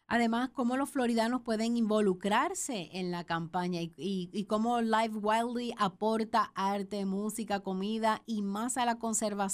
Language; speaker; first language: Spanish; native; Spanish